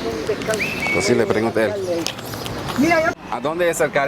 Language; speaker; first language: Spanish; non-native, learner; English